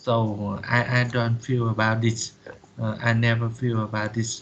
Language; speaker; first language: English; non-native, learner; Vietnamese